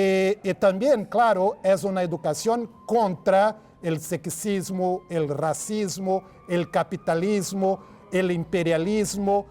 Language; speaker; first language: Spanish; non-native, fluent; Portuguese